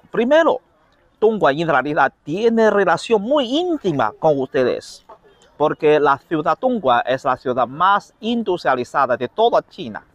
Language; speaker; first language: Spanish; non-native, learner; Chinese